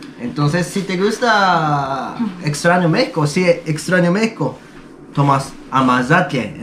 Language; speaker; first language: Spanish; non-native, learner; Japanese